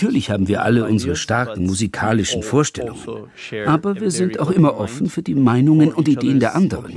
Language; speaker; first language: German; non-native, fluent; Turkish